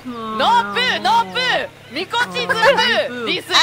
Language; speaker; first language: Japanese; native; Japanese